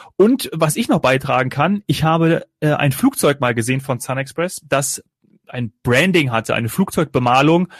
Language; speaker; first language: German; native; German